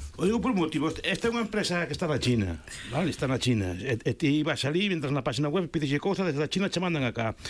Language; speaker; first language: Galician; non-native, local second language; Spanish